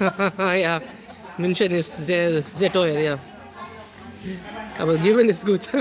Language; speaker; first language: German; non-native, learner; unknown